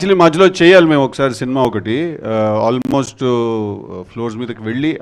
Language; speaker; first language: Telugu; native; Telugu